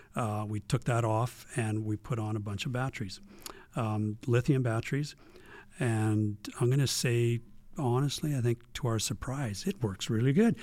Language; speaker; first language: English; native; English